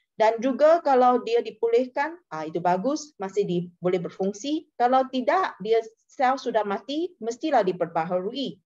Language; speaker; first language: Malay; non-native, local second language; Chinese